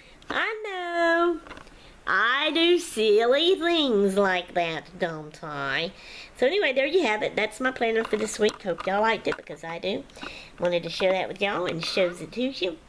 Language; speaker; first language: English; native; English